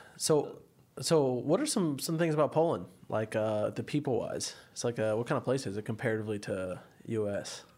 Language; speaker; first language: English; native; English